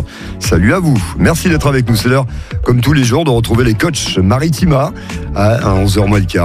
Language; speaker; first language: French; native; French